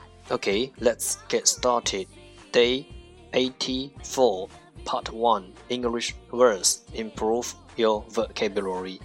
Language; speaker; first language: English; non-native, fluent; Chinese